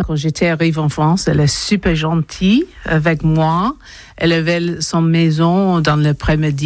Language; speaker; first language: French; non-native, learner; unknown